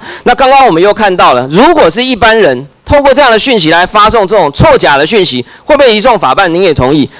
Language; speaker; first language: Chinese; native; Chinese